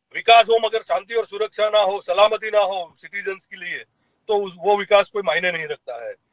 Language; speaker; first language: Hindi; non-native, local second language; Gujarati